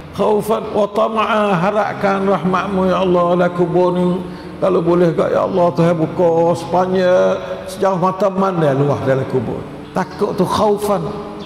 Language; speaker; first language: Malay; native; Malay